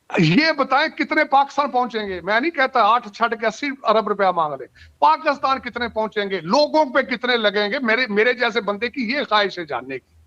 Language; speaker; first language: Urdu; non-native, local second language; Punjabi